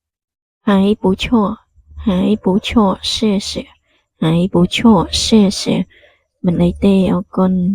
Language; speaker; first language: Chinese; non-native, fluent; Khmer